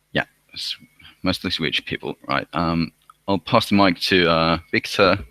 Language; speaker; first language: English; non-native, fluent; Finnish